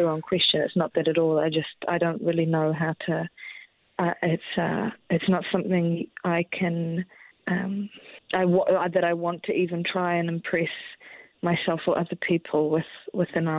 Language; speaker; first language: English; native; English